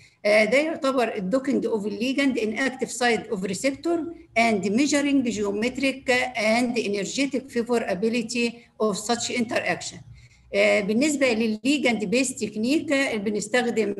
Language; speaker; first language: Arabic; native; Arabic